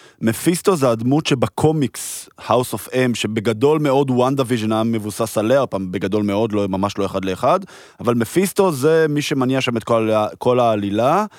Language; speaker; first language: Hebrew; early bilingual, heritage; Hebrew